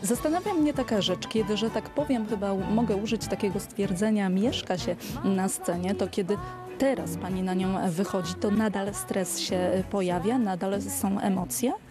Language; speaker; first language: Polish; native; Polish